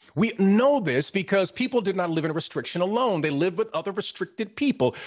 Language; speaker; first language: English; native; English